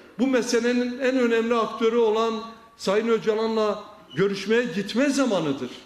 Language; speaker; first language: Turkish; non-native, local second language; Kurdish